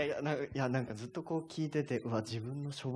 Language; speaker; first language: Japanese; native; Japanese